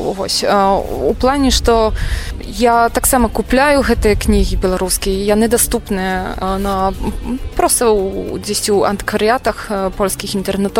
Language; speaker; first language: Belarusian; non-native, fluent; Polish